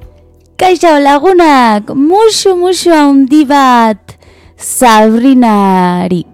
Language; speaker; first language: Basque; non-native, learner; Spanish